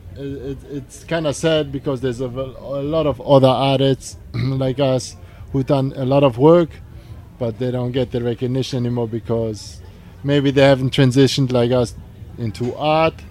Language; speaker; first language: English; non-native, fluent; German